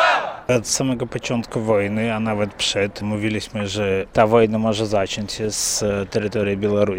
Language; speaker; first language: Polish; non-native, fluent; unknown